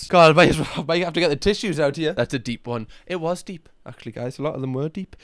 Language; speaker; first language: English; native; English